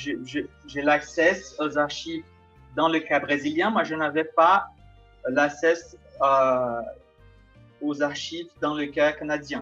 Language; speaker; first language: French; non-native, fluent; Portuguese